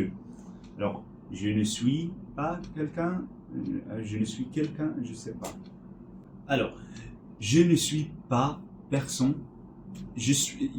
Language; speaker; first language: French; non-native, learner; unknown